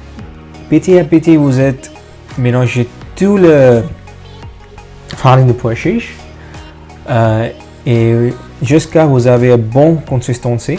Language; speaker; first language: French; non-native, fluent; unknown